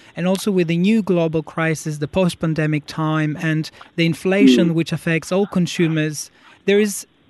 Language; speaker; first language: English; non-native, fluent; Greek